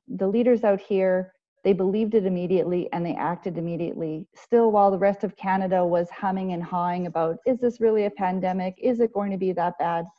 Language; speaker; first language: English; native; English